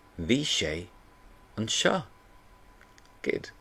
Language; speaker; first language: Irish; non-native, learner; English